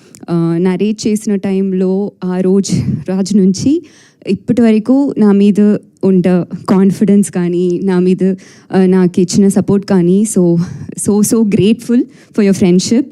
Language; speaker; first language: Telugu; non-native, learner; Tamil